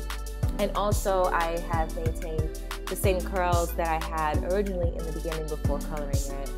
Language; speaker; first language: English; native; English